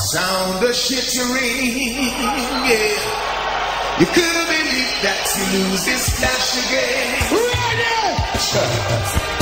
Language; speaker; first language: English; non-native, local second language; Jamaican Creole English